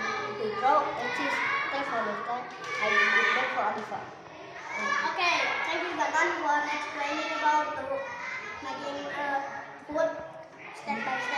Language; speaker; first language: English; non-native, learner; Indonesian